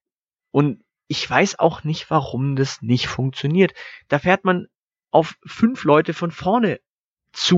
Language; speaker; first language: German; native; German